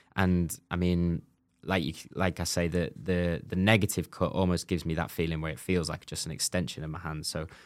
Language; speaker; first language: English; native; English